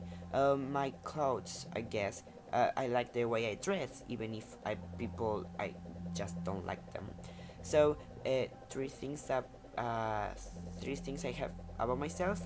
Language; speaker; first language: English; non-native, fluent; Spanish